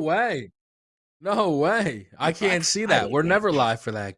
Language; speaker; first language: English; native; English